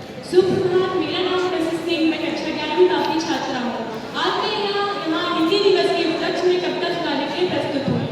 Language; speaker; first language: Hindi; native; Hindi